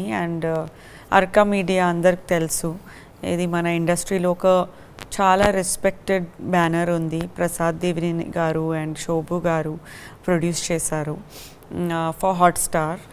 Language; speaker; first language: Telugu; non-native, learner; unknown